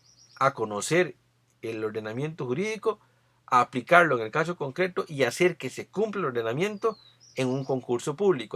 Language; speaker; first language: Spanish; native; Spanish